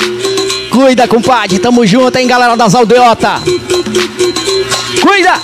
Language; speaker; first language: Portuguese; native; Portuguese